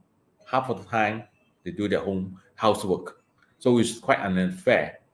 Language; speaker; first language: English; non-native, local second language; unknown